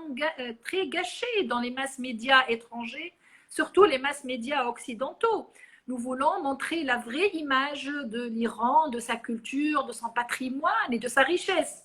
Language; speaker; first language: French; non-native, local second language; Arabic